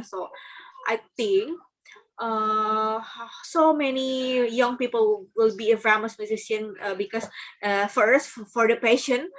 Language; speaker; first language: English; non-native, learner; Indonesian